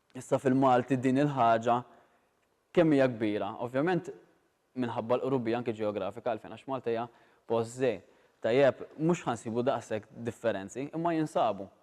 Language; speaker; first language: Maltese; native; Maltese